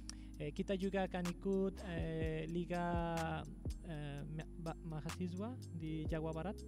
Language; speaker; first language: Indonesian; non-native, fluent; Spanish